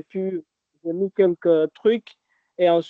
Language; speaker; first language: French; non-native, local second language; Arabic